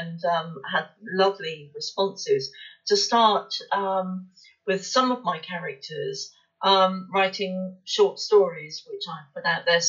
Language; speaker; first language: English; native; English